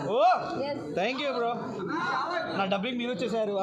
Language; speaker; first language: Telugu; non-native, learner; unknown